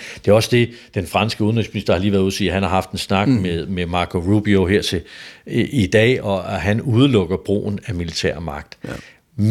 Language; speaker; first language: Danish; native; Danish